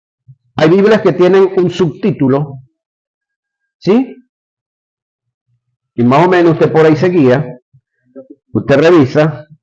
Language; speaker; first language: Spanish; native; Spanish